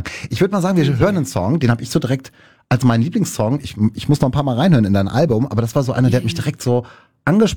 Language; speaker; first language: German; native; German